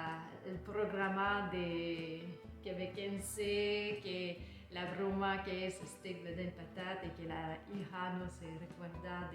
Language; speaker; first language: Spanish; non-native, learner; French